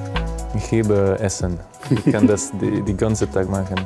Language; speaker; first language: German; non-native, learner; French